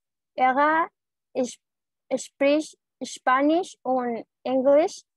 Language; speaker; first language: German; non-native, learner; Spanish